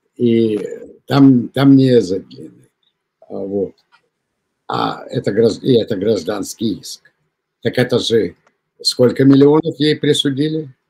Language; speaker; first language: Russian; native; Russian